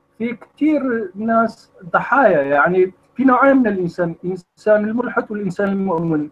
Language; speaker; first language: Arabic; non-native, fluent; Kurdish